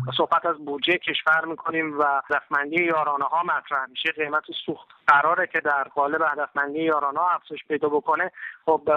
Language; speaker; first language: Persian; native; Persian